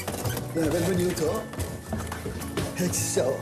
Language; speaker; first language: Dutch; non-native, fluent; French